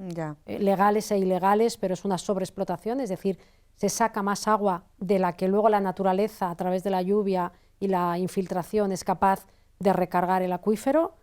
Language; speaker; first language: Spanish; native; Spanish